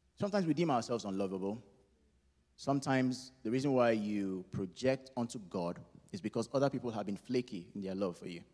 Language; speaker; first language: English; non-native, local second language; Yoruba